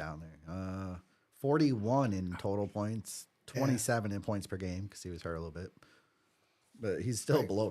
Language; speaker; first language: English; native; English